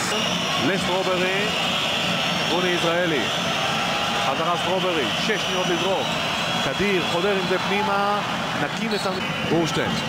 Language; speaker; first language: Hebrew; native; Hebrew